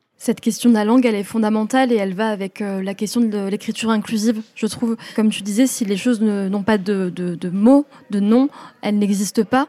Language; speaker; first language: French; early bilingual, other home language; Arabic